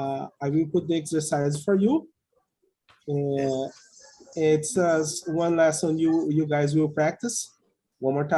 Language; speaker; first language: English; non-native, fluent; Portuguese